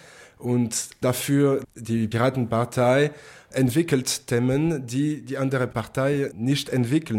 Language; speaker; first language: German; non-native, local second language; French